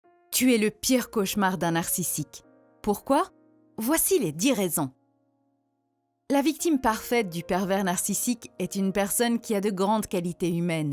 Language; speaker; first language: French; native; French